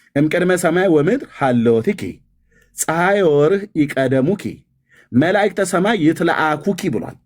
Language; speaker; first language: Amharic; native; Amharic